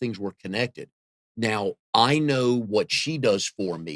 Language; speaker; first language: English; native; English